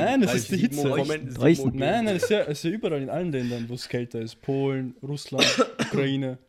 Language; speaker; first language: German; native; German